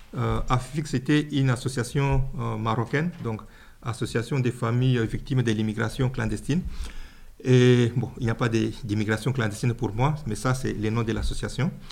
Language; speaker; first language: French; non-native, local second language; Luba-Lulua